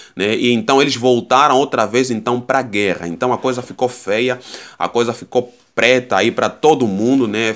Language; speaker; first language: Portuguese; native; Portuguese